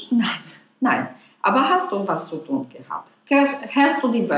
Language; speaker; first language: German; non-native, fluent; Polish